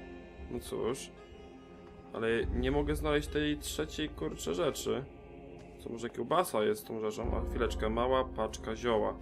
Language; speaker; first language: Polish; native; Polish